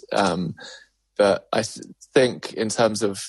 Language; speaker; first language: English; native; English